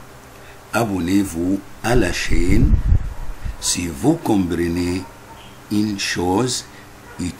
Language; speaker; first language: French; non-native, fluent; Arabic